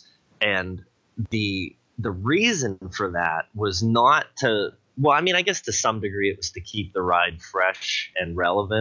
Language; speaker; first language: English; native; English